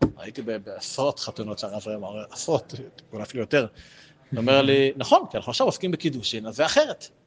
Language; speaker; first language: Hebrew; native; Hebrew